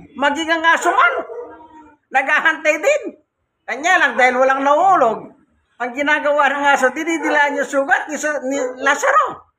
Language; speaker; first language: Filipino; non-native, local second language; Pampanga